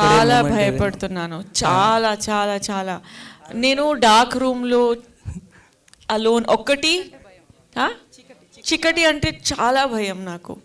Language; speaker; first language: Telugu; non-native, learner; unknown